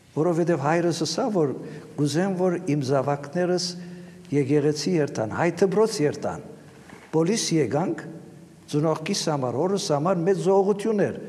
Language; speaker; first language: Armenian; early bilingual, heritage; Armenian